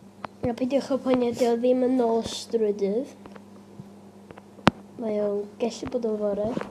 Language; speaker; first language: Welsh; native; Welsh